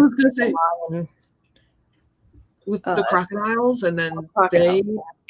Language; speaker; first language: English; native; English